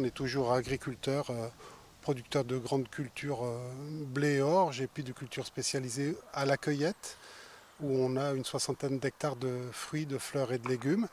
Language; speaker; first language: French; native; French